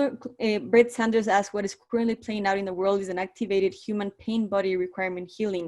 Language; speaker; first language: English; non-native, fluent; Spanish